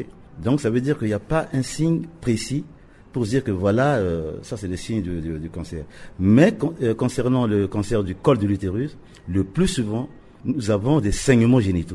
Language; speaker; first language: French; non-native, local second language; Sango